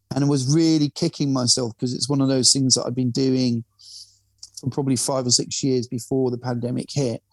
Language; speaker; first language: English; native; English